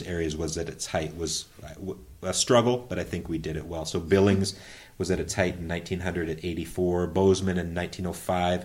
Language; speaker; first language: English; native; English